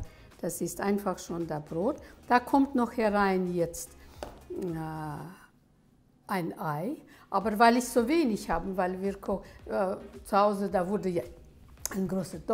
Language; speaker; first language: German; early bilingual, heritage; German